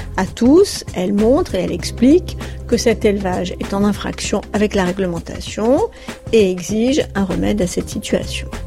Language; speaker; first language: French; native; French